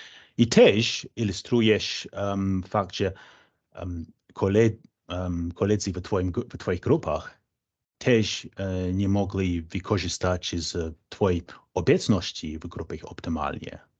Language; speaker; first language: Polish; non-native, fluent; English